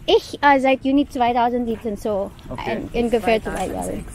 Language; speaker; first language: German; non-native, learner; Filipino